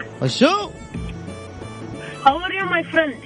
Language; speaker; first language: English; non-native, learner; Arabic